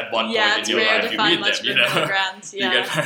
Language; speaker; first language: English; non-native, local second language; Sinhala